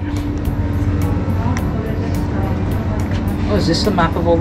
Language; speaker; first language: English; native; English